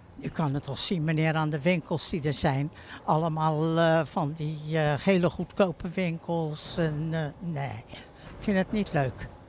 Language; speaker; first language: Dutch; native; Dutch